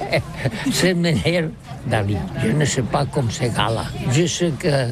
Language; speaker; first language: French; non-native, local second language; Catalan